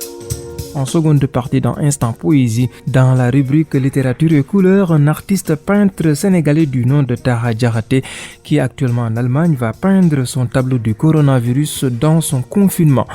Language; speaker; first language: French; non-native, local second language; Wolof